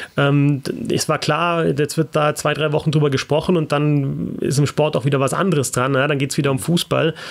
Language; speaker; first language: German; native; German